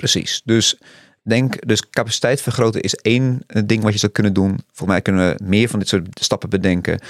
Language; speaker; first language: Dutch; native; Dutch